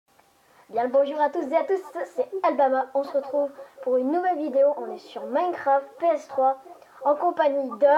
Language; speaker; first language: French; native; French